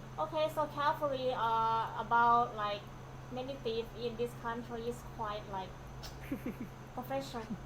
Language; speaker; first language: English; non-native, learner; Thai